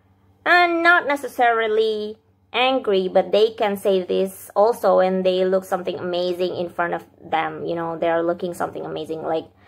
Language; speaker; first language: English; non-native, fluent; Indonesian